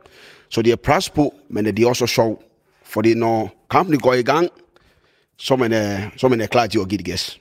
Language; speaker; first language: Danish; non-native, fluent; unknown